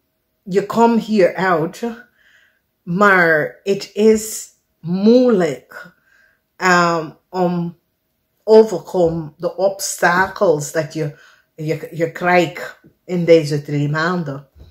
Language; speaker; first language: Dutch; non-native, fluent; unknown